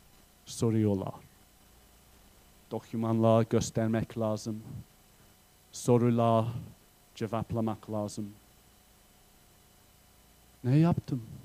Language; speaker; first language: Turkish; non-native, fluent; English